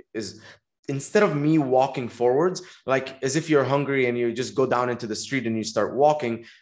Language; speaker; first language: English; non-native, fluent; Arabic